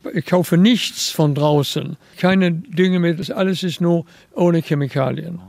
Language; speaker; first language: German; non-native, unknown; Swedish